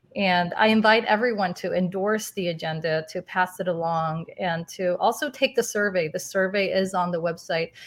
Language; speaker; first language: English; non-native, fluent; Spanish